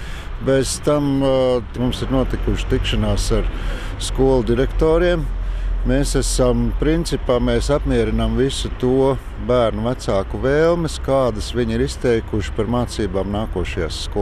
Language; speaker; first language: Latvian; native; Latvian